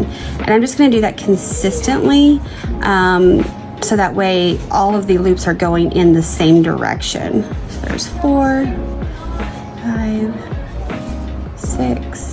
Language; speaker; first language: English; native; English